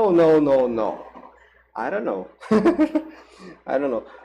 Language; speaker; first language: English; non-native, learner; Portuguese